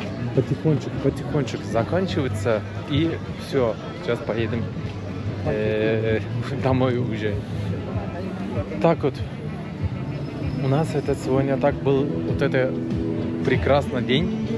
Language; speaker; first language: Russian; non-native, learner; Turkish